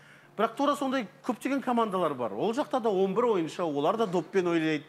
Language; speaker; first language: Kazakh; native; Kazakh